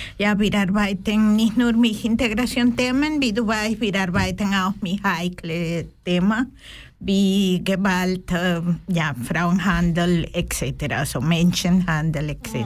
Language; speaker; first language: German; non-native, fluent; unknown